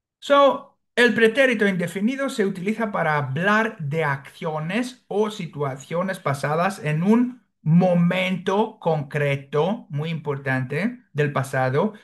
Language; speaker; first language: Spanish; non-native, fluent; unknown